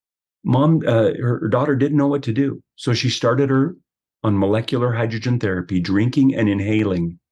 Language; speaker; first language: English; native; English